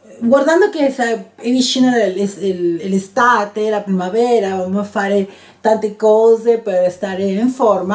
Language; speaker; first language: Italian; non-native, learner; Spanish